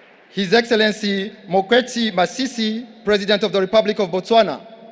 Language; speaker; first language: English; non-native, local second language; Kinyarwanda